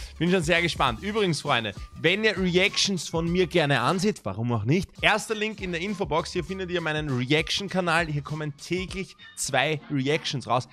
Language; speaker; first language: German; native; German